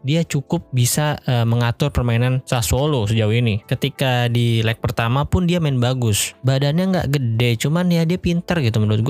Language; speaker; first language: Indonesian; native; Indonesian